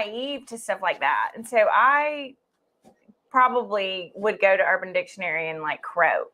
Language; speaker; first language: English; native; English